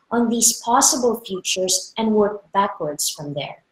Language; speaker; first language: English; non-native, local second language; Filipino